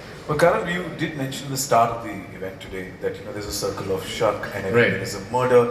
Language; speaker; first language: English; non-native, local second language; Hindi